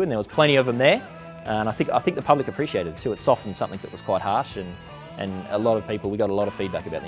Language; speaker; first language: English; native; English